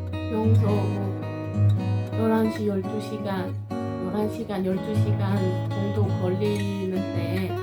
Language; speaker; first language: Korean; non-native, fluent; French